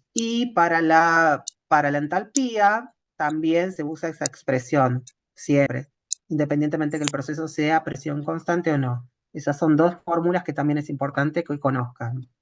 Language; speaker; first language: Spanish; native; Spanish